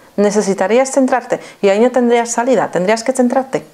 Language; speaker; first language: Spanish; non-native, fluent; Polish